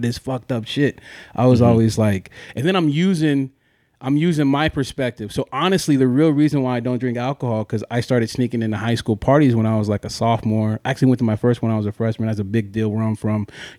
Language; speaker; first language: English; native; English